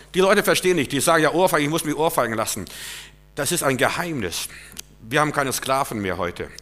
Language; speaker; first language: German; non-native, fluent; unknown